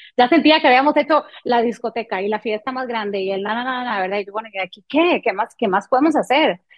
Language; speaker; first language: Spanish; early bilingual, other home language; French